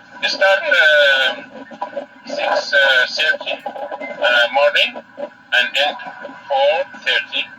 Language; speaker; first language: English; non-native, learner; Arabic